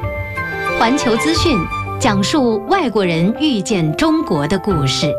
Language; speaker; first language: Chinese; native; Chinese